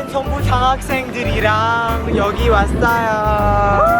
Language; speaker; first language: Korean; non-native, learner; Filipino